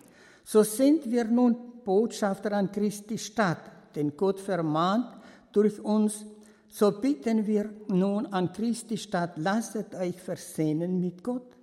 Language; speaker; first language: German; early bilingual, heritage; German